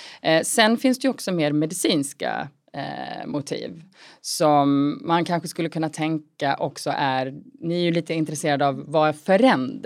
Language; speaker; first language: Swedish; native; Swedish